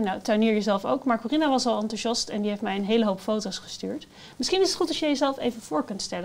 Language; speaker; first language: Dutch; native; Dutch